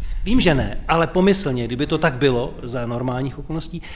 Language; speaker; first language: Czech; native; Czech